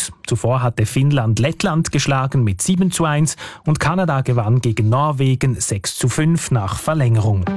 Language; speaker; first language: German; native; German